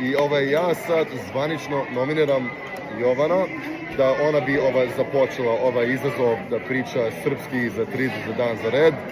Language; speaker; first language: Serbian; early bilingual, heritage; English